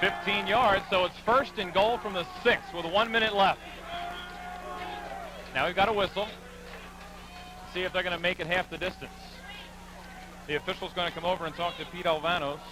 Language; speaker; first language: English; native; English